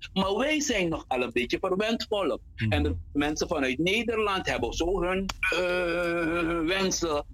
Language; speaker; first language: Dutch; native; Dutch